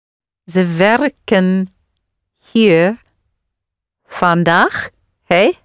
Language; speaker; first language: Dutch; non-native, learner; English